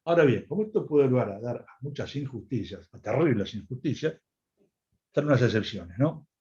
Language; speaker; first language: Spanish; native; Spanish